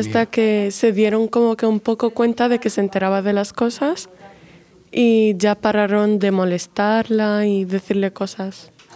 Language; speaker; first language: Spanish; native; Spanish